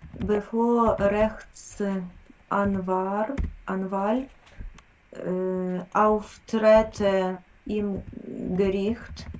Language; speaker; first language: German; non-native, learner; Ukrainian